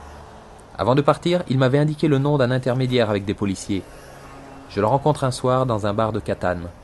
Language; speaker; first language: French; native; French